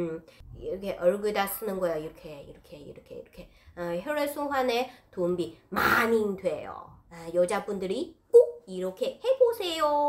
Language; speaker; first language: Korean; non-native, fluent; Chinese